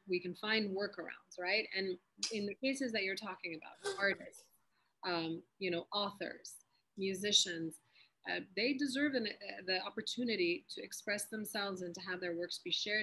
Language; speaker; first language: English; early bilingual, other home language; Persian